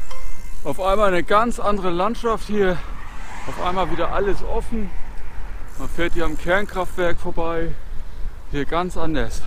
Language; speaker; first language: German; native; German